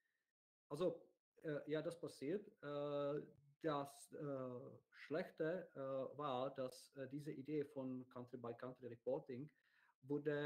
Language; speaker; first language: German; non-native, learner; Czech